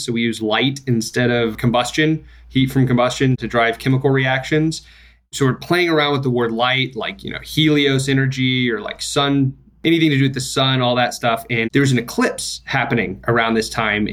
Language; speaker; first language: English; native; English